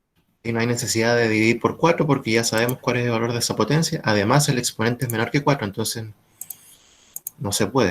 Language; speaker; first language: Spanish; native; Spanish